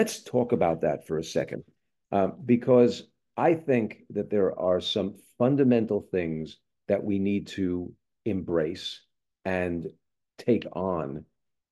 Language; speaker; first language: English; native; English